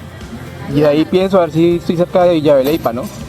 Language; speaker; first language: Spanish; native; Spanish